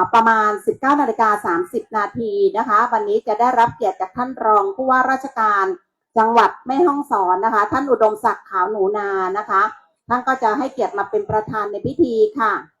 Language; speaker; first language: Thai; non-native, local second language; Shan